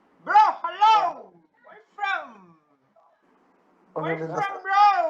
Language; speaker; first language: English; non-native, learner; Malayalam